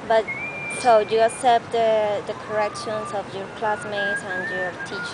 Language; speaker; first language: English; non-native, learner; Spanish